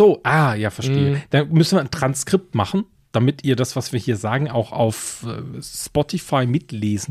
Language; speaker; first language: German; native; German